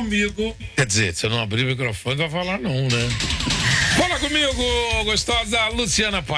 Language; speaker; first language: Portuguese; native; Portuguese